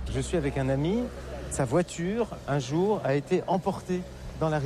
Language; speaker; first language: French; native; French